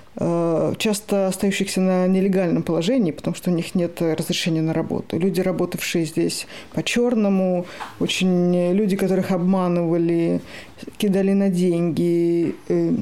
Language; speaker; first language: Russian; native; Russian